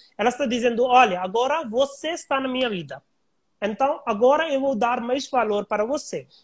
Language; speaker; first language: Portuguese; non-native, learner; Hindi